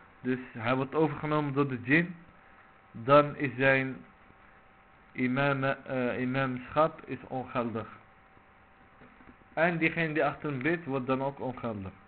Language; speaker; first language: Dutch; non-native, local second language; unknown